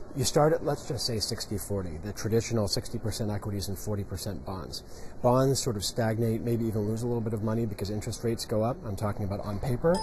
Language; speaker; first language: English; native; English